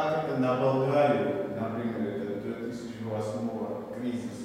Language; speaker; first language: Russian; non-native, learner; Bulgarian